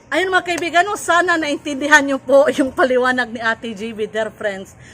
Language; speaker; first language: Filipino; non-native, local second language; Cebuano